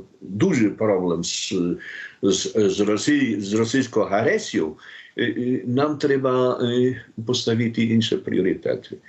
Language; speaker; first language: Ukrainian; non-native, learner; Polish